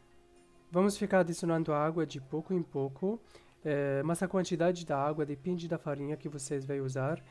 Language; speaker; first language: Portuguese; non-native, fluent; Arabic